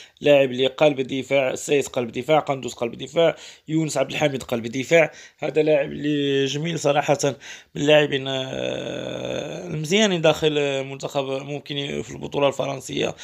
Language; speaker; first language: Arabic; native; Arabic